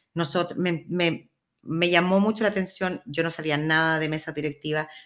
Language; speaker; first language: Spanish; native; Spanish